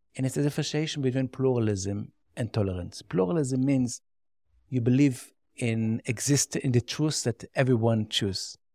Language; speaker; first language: English; non-native, learner; Yiddish